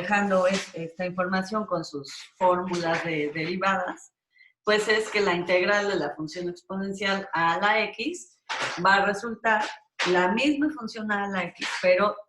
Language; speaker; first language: Spanish; native; Spanish